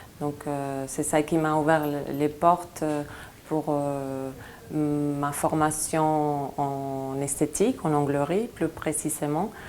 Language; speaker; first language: French; non-native, fluent; Spanish